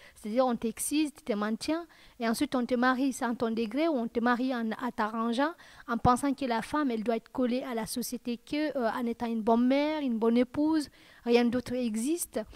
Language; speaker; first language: French; non-native, local second language; Fula